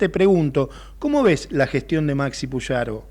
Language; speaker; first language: Spanish; native; Spanish